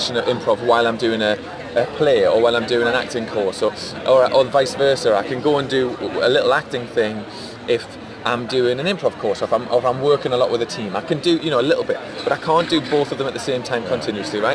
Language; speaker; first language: English; native; English